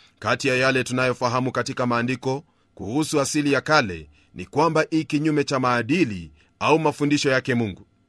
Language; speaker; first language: Swahili; native; Swahili